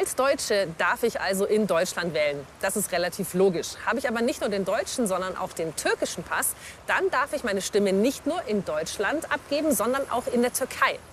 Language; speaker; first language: German; native; German